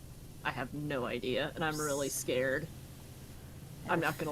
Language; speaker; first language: English; native; English